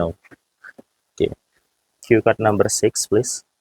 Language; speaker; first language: English; non-native, fluent; Indonesian